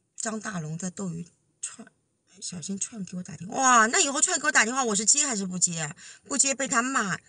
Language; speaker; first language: Chinese; native; Chinese